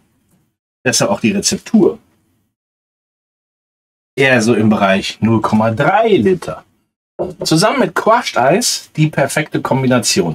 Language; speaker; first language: German; native; German